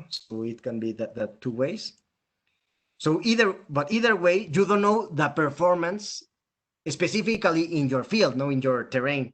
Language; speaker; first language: English; non-native, fluent; Spanish